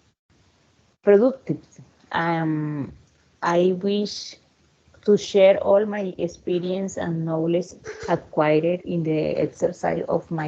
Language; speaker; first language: English; non-native, learner; Spanish